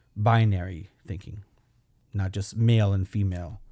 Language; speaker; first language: English; non-native, fluent; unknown